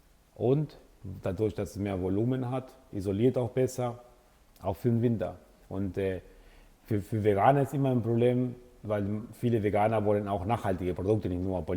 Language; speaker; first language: German; non-native, fluent; Italian